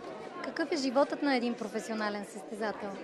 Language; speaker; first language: Bulgarian; native; Bulgarian